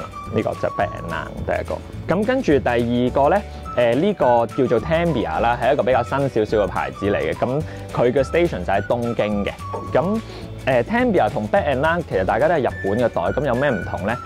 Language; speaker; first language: Cantonese; native; Cantonese